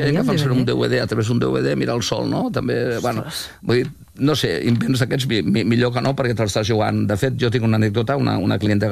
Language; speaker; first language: Catalan; native; Catalan